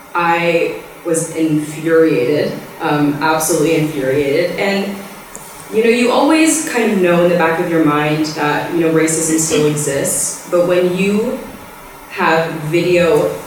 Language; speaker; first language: English; early bilingual, other home language; Spanish